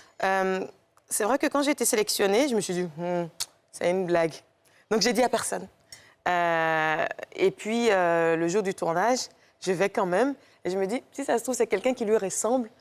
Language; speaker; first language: French; native; French